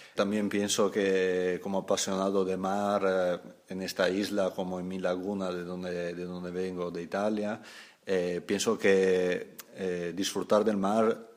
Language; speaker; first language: Spanish; non-native, fluent; Italian